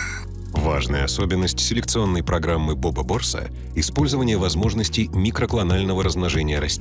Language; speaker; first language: Russian; native; Russian